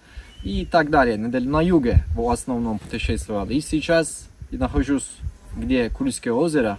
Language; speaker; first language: Russian; non-native, learner; Turkish